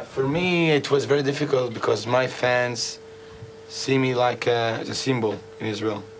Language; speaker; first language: English; non-native, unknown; Hebrew